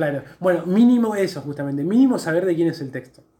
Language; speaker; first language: Spanish; native; Spanish